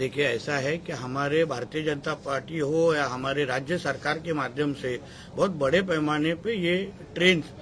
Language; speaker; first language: Hindi; non-native, local second language; Marathi